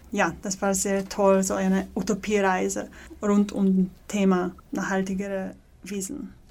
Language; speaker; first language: German; non-native, fluent; Polish